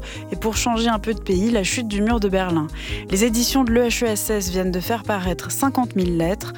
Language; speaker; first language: French; native; French